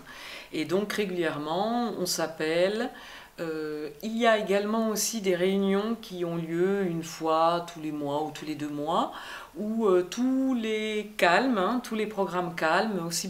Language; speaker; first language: French; native; French